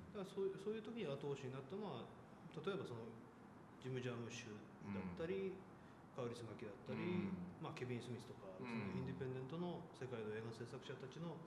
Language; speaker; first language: Japanese; native; Japanese